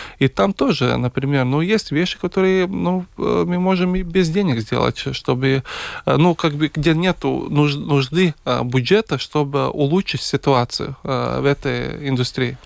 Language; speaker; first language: Russian; non-native, local second language; Latvian